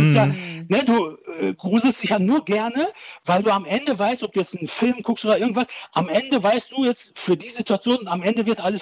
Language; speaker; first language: German; early bilingual, other home language; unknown